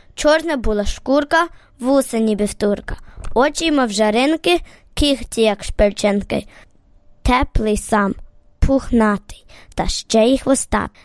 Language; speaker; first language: Ukrainian; native; Ukrainian